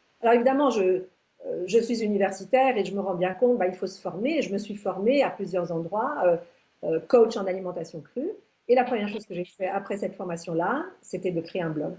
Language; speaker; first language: French; early bilingual, other home language; English